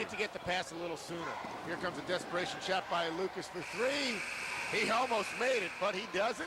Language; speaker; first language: English; native; English